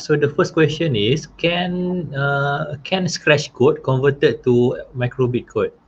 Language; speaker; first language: English; non-native, local second language; Malay